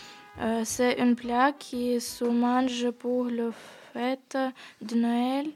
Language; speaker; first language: French; non-native, learner; Ukrainian